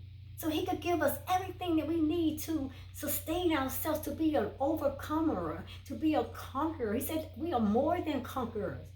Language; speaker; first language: English; native; English